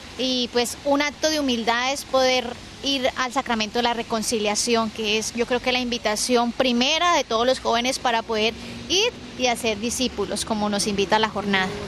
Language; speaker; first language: Spanish; native; Spanish